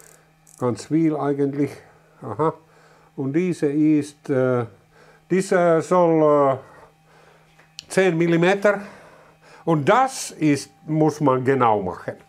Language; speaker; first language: German; non-native, learner; Finnish